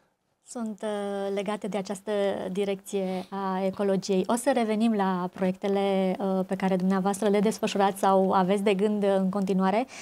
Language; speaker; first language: Romanian; native; Romanian